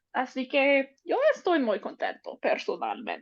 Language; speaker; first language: Spanish; non-native, learner; English